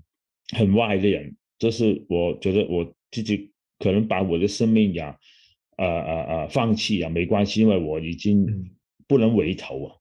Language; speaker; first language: Chinese; non-native, local second language; Cantonese